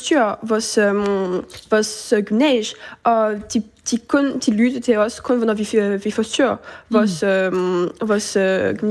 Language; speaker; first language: Danish; early bilingual, heritage; French